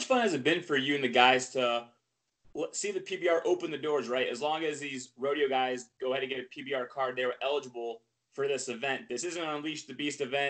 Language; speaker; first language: English; native; English